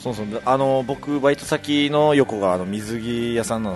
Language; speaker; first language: Japanese; native; Japanese